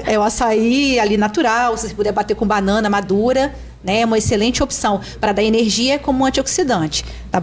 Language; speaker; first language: Portuguese; native; Portuguese